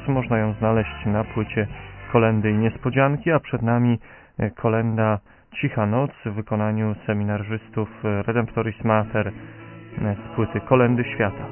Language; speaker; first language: Polish; native; Polish